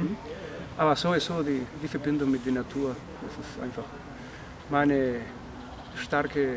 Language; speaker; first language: German; non-native, learner; Spanish